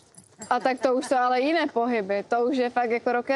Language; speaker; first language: Czech; native; Czech